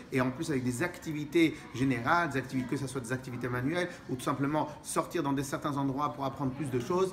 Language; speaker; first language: French; native; French